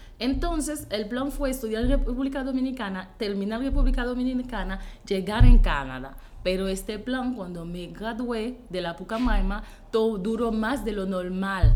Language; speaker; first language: Spanish; non-native, fluent; Haitian Creole